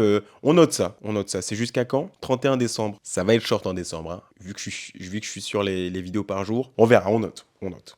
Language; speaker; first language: French; native; French